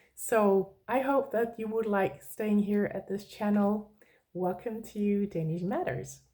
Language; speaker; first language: English; non-native, fluent; Danish